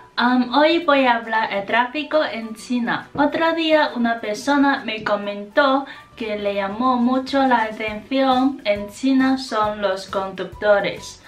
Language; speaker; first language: Spanish; non-native, fluent; Chinese